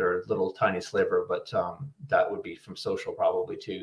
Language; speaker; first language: English; native; English